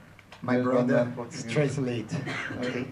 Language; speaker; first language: English; non-native, learner; Portuguese